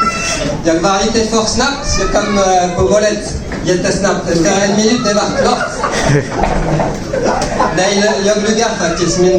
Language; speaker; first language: Swedish; non-native, learner; French